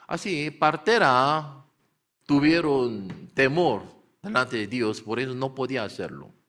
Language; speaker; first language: Spanish; non-native, learner; Korean